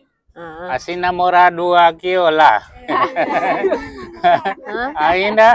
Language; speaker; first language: Portuguese; non-native, learner; Vietnamese